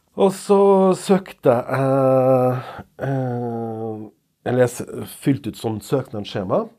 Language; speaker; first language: Norwegian; non-native, fluent; Serbian